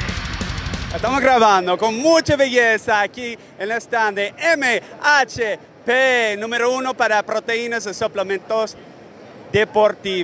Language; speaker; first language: Spanish; native; Spanish